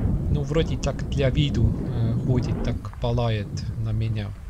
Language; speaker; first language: Russian; non-native, learner; Estonian